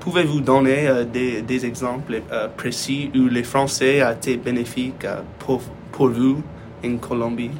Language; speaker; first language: French; non-native, fluent; Spanish